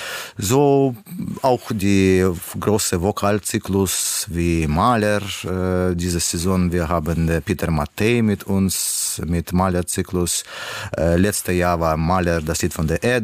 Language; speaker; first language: German; non-native, learner; Russian